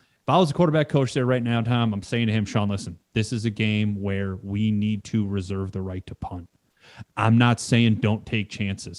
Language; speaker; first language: English; native; English